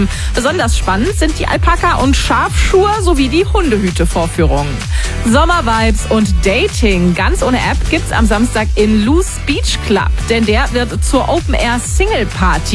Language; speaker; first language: German; native; German